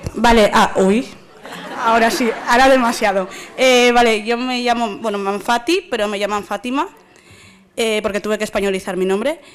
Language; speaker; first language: Spanish; early bilingual, other home language; Wolof